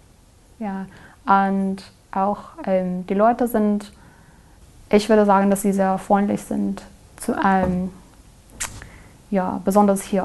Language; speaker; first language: German; non-native, learner; English